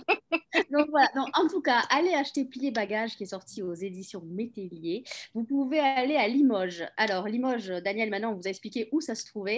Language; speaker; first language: French; native; French